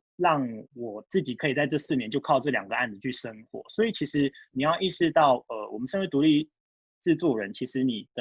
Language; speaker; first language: Chinese; early bilingual, heritage; Japanese